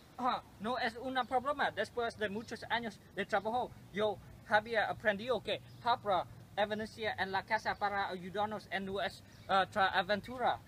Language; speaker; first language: Spanish; non-native, learner; English